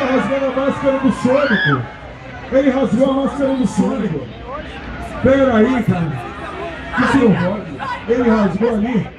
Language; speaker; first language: Portuguese; native; Portuguese